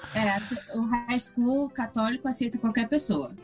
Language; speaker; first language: Portuguese; early bilingual, heritage; English